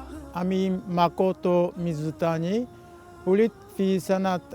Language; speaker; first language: Arabic; non-native, fluent; Japanese